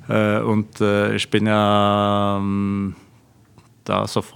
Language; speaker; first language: German; non-native, fluent; Norwegian